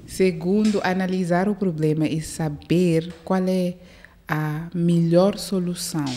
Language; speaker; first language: Portuguese; early bilingual, heritage; Portuguese